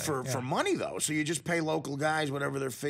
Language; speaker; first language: English; native; English